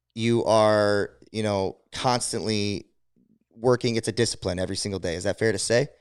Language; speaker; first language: English; native; English